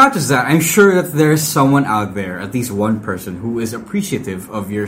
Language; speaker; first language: English; non-native, local second language; Filipino